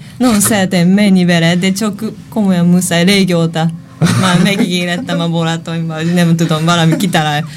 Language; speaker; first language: Hungarian; non-native, learner; Japanese